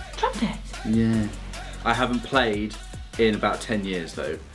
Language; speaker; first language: English; native; English